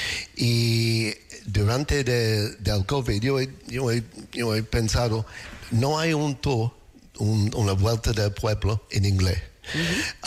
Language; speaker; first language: Spanish; non-native, learner; English